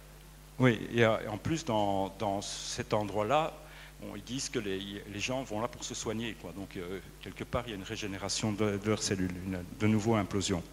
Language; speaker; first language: French; native; French